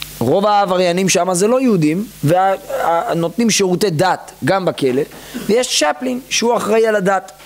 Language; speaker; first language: Hebrew; native; Hebrew